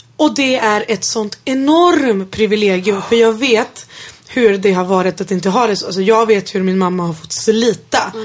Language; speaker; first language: Swedish; early bilingual, other home language; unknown